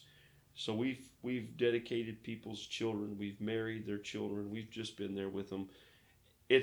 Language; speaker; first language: English; native; English